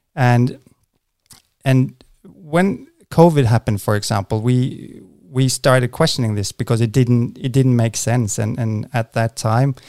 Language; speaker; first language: English; non-native, fluent; Norwegian